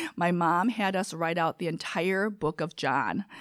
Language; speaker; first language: English; early bilingual, other home language; Korean